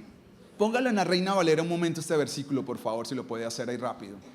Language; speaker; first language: Spanish; native; Spanish